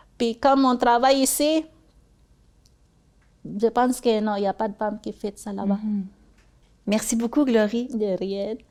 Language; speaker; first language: French; non-native, learner; Cebuano